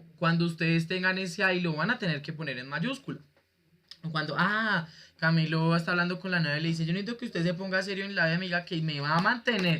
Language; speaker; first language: Spanish; native; Spanish